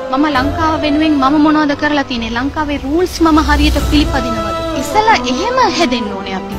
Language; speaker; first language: Sinhala; non-native, local second language; Tamil